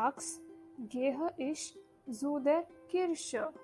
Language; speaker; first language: German; non-native, fluent; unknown